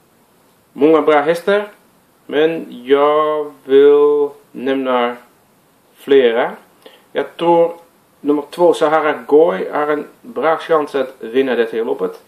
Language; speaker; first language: Swedish; non-native, learner; Dutch